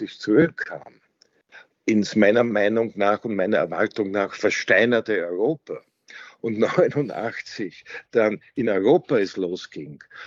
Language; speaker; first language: German; native; German